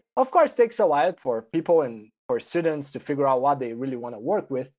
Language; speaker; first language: English; non-native, fluent; Portuguese